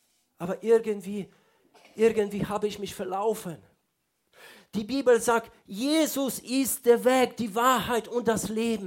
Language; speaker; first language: German; non-native, fluent; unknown